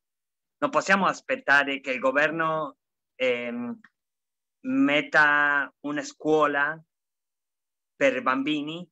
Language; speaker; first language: Italian; non-native, fluent; Spanish